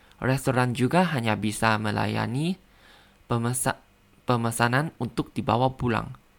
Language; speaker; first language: Indonesian; non-native, learner; Thai